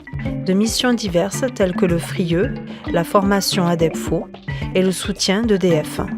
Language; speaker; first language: French; native; French